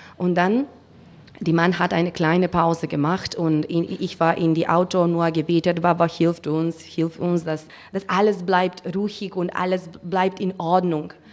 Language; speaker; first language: German; non-native, learner; Macedonian